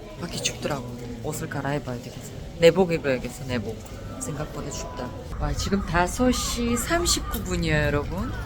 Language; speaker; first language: Korean; non-native, fluent; Uzbek